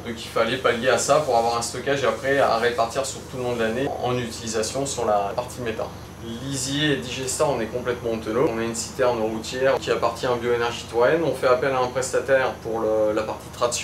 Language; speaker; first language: French; native; French